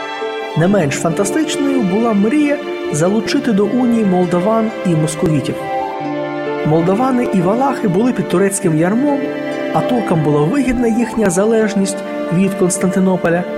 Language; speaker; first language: Ukrainian; native; Ukrainian